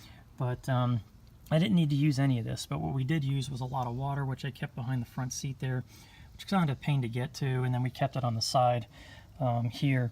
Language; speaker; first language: English; native; English